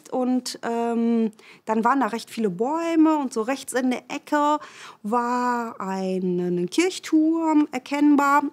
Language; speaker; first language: German; native; German